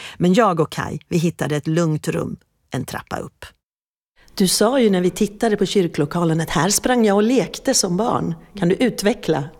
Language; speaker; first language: Swedish; native; Swedish